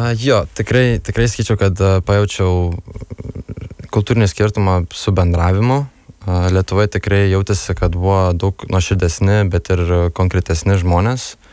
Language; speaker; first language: Lithuanian; early bilingual, heritage; Lithuanian